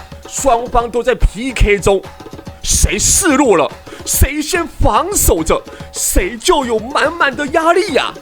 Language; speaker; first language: Chinese; native; Chinese